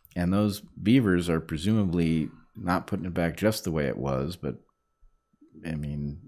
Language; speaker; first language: English; native; English